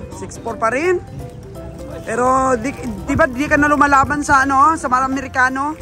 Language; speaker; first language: Filipino; non-native, local second language; Aklanon